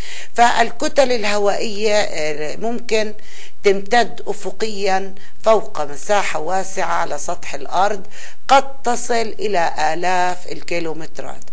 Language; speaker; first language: Arabic; native; Arabic